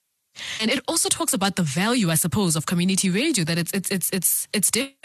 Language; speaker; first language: English; non-native, local second language; Zulu